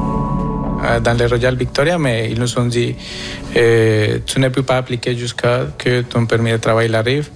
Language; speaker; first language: French; non-native, fluent; Spanish